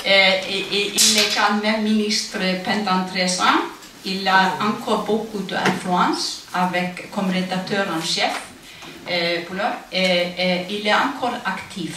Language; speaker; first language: French; non-native, fluent; Icelandic